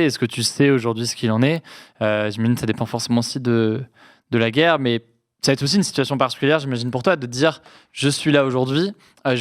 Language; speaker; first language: French; native; French